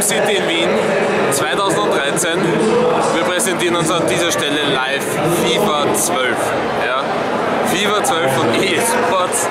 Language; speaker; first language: German; native; German